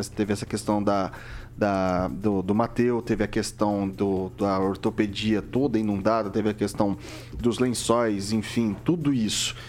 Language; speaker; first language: Portuguese; native; Portuguese